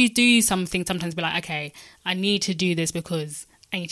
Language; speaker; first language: English; native; English